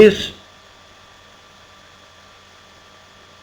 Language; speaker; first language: English; non-native, fluent; Persian